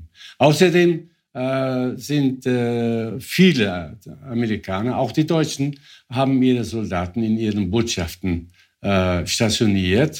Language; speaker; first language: German; non-native, fluent; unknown